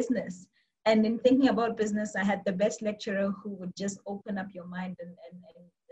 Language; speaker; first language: English; non-native, local second language; Tswana